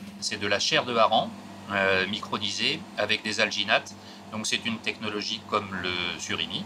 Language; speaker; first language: French; native; French